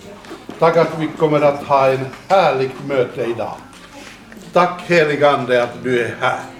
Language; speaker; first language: Swedish; non-native, fluent; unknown